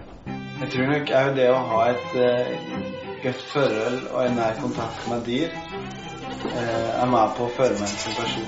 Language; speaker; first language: Norwegian; native; Norwegian